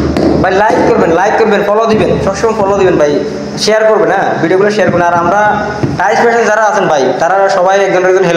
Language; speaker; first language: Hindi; non-native, learner; Bangla